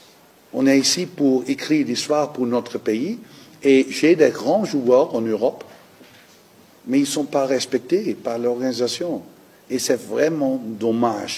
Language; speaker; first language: French; non-native, learner; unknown